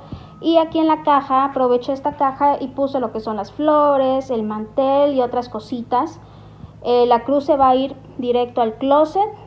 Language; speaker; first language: Spanish; native; Spanish